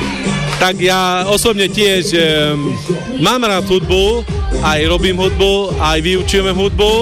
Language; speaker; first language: Slovak; non-native, local second language; Romany